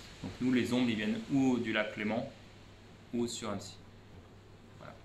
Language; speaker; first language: French; native; French